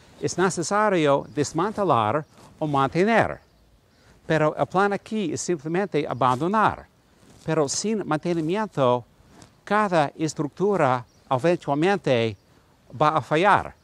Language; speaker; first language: Spanish; non-native, learner; English